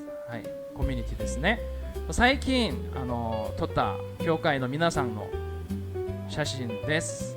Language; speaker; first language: Japanese; non-native, fluent; Korean